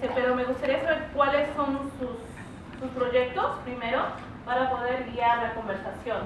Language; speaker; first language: Spanish; early bilingual, other home language; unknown